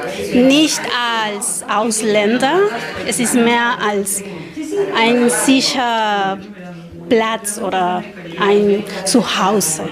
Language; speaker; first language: German; non-native, learner; Spanish